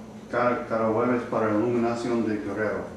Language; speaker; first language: Spanish; non-native, learner; English